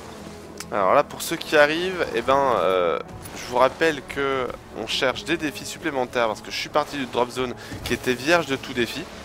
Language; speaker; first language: French; native; French